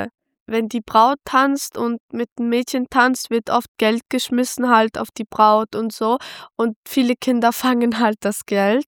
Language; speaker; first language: German; early bilingual, other home language; Pashto